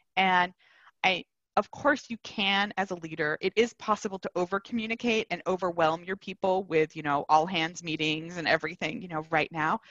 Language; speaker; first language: English; native; English